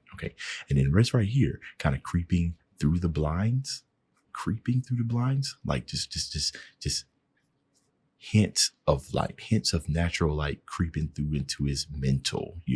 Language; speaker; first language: English; native; English